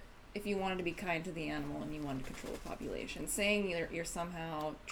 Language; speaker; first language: English; native; English